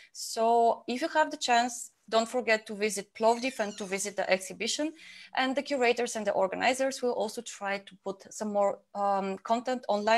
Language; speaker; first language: English; non-native, fluent; Bulgarian